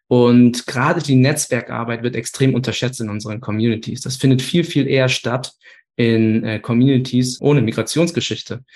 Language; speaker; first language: German; early bilingual, other home language; Turkish